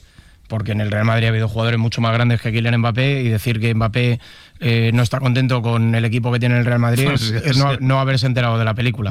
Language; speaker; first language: Spanish; native; Spanish